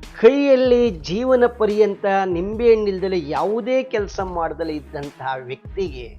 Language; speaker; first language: Kannada; native; Kannada